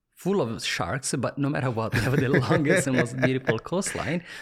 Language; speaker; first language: English; non-native, fluent; Italian